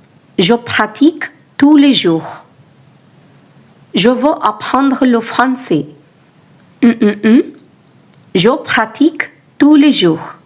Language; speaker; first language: French; non-native, fluent; Telugu